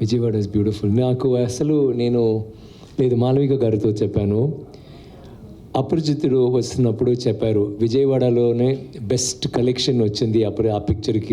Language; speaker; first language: Telugu; non-native, learner; Tamil